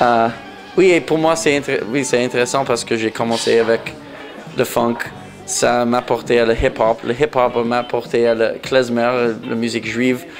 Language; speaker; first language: French; non-native, local second language; English